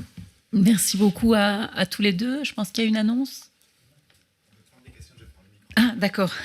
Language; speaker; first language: French; native; French